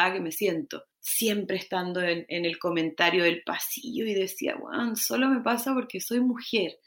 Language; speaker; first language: Spanish; native; Spanish